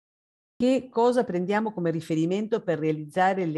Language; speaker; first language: Italian; non-native, fluent; Spanish